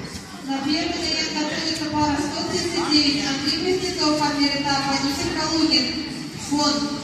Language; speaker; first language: Russian; native; Russian